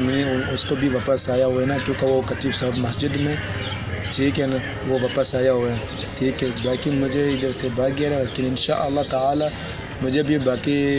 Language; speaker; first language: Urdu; non-native, learner; Swahili